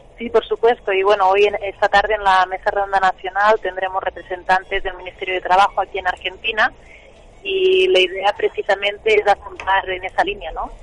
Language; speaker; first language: Spanish; non-native, local second language; Catalan